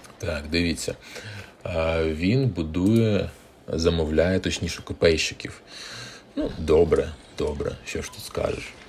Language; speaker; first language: Ukrainian; non-native, local second language; Russian